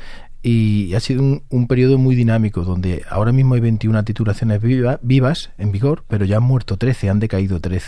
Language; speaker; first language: Spanish; native; Spanish